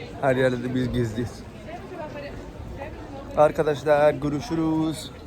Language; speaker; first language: Turkish; non-native, learner; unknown